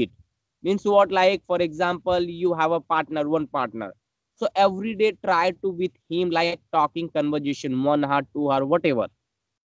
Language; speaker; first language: English; non-native, learner; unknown